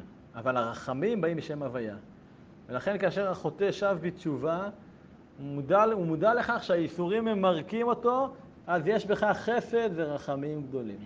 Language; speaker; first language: Hebrew; native; Hebrew